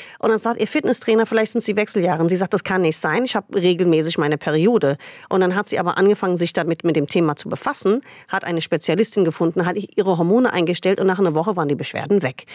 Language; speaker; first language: German; non-native, fluent; English